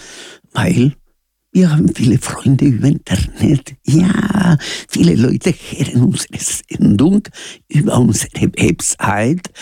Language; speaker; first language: German; non-native, learner; Spanish